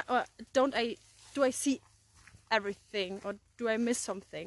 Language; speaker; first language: English; non-native, fluent; German